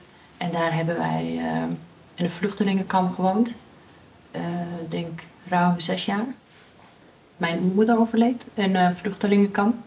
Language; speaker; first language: Dutch; early bilingual, other home language; Persian